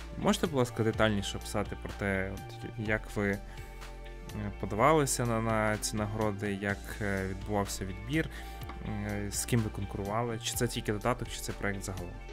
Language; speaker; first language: Ukrainian; native; Ukrainian